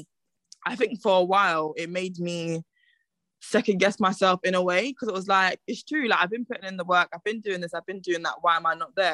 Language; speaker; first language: English; native; English